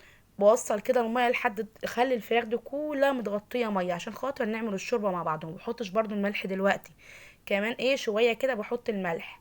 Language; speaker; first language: Arabic; native; Arabic